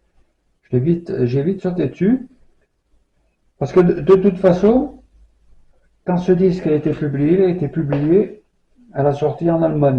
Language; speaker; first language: French; native; French